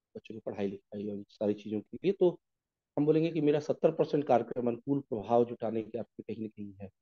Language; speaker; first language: Hindi; native; Hindi